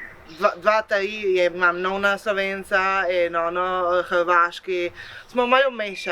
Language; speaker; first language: Slovenian; non-native, local second language; Italian